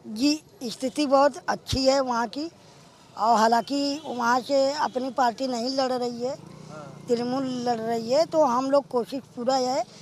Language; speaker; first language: Hindi; native; Hindi